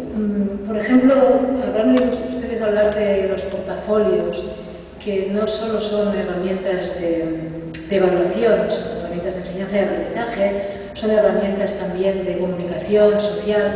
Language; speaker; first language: Spanish; native; Spanish